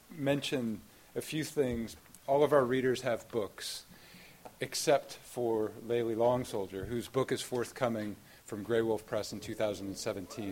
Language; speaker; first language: English; native; English